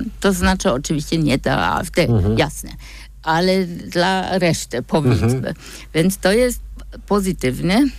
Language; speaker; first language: Polish; non-native, fluent; German